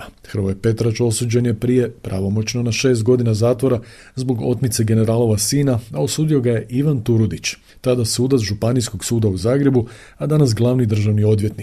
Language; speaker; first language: Croatian; native; Croatian